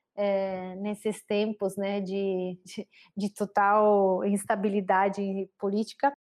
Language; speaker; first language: Portuguese; non-native, fluent; Italian